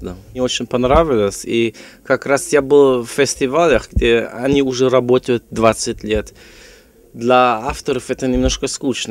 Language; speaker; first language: Russian; non-native, fluent; German